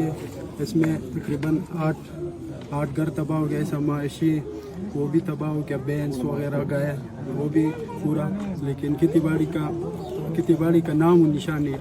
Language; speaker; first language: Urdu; non-native, local second language; Pashto